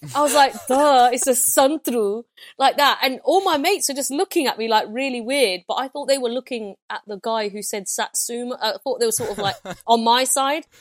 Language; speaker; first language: English; native; English